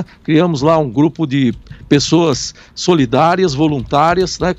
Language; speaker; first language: Portuguese; native; Portuguese